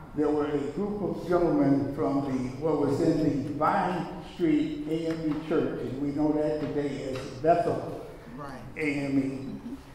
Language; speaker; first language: English; native; English